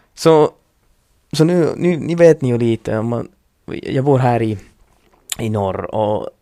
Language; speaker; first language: Swedish; non-native, fluent; Northern Sami